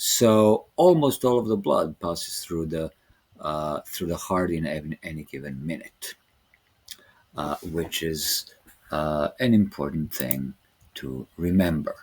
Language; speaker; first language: English; non-native, fluent; Serbian